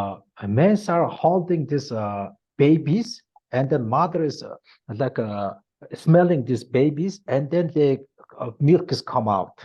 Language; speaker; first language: English; non-native, learner; Mongolian